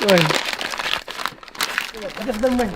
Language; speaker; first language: French; non-native, learner; Arabic